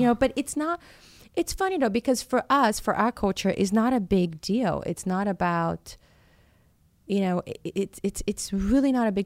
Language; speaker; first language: English; non-native, fluent; Portuguese